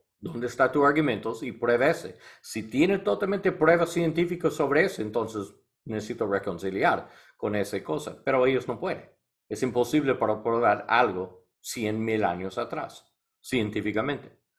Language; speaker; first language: Spanish; non-native, learner; English